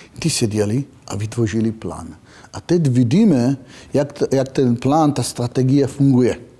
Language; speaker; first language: Czech; non-native, fluent; Hebrew